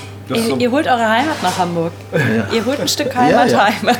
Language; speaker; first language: German; native; German